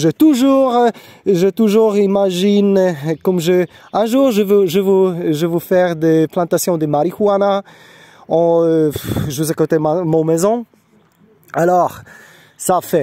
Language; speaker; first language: French; non-native, learner; Polish